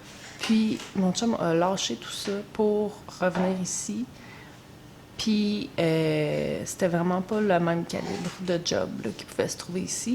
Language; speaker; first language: French; native; French